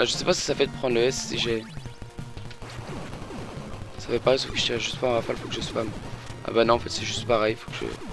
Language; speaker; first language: French; native; French